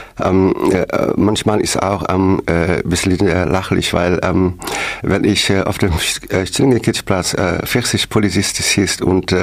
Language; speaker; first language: German; non-native, learner; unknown